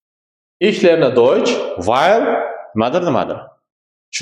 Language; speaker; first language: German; non-native, learner; Uzbek